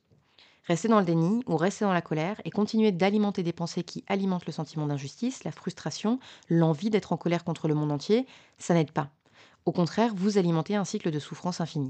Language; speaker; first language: French; native; French